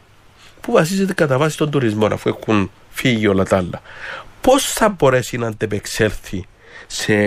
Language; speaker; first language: Greek; native; Greek